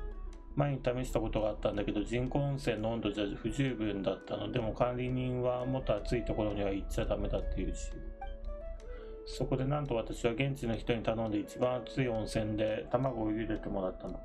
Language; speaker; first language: Japanese; native; Japanese